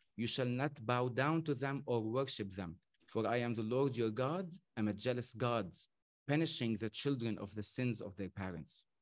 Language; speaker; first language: English; non-native, fluent; Arabic